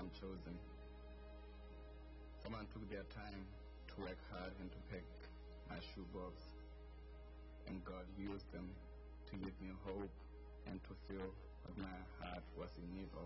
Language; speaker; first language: English; non-native, local second language; Southern Sotho